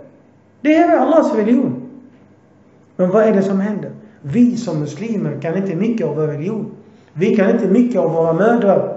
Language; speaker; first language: Swedish; early bilingual, other home language; Arabic